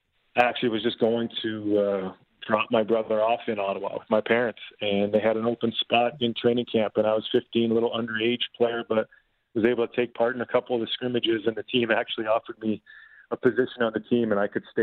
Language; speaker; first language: English; native; English